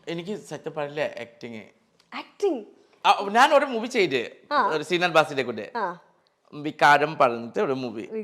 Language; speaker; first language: Malayalam; non-native, learner; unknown